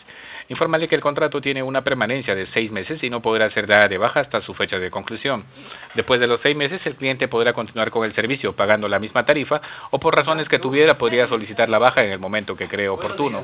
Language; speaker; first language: Spanish; native; Spanish